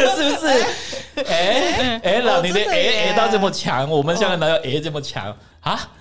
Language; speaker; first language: Chinese; non-native, local second language; Cantonese